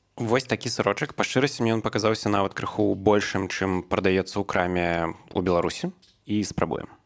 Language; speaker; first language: Belarusian; native; Belarusian